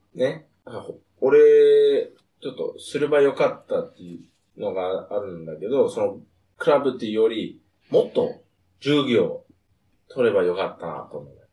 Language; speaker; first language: Japanese; non-native, fluent; English